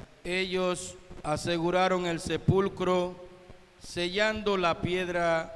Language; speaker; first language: Spanish; native; Spanish